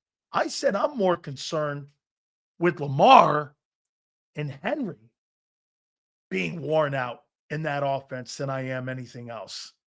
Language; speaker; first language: English; native; English